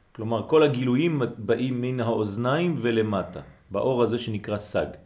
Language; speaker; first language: Hebrew; non-native, fluent; French